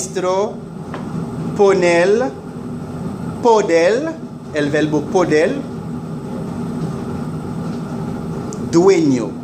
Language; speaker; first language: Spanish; non-native, fluent; Haitian Creole